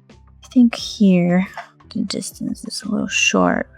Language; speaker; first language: English; native; English